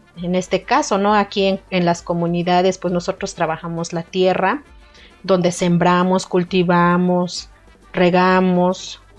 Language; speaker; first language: Spanish; non-native, local second language; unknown